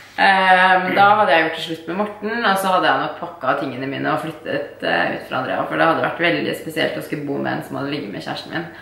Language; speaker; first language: Norwegian; native; Norwegian